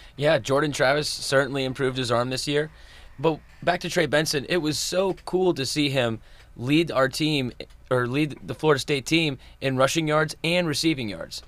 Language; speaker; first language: English; native; English